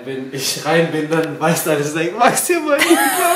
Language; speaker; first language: German; non-native, learner; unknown